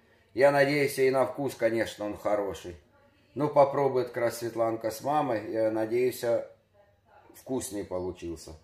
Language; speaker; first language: Russian; native; Russian